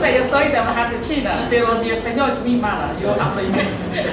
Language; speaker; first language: Spanish; non-native, learner; Chinese